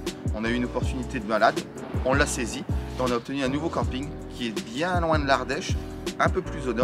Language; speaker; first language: French; native; French